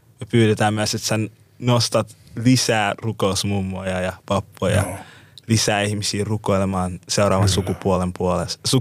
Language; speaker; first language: Finnish; native; Finnish